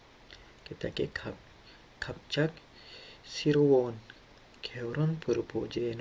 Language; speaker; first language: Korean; non-native, fluent; Urdu